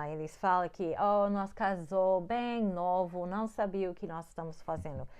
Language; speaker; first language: Portuguese; non-native, fluent; English